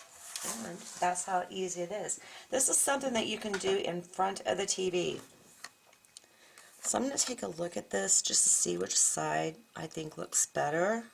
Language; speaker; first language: English; native; English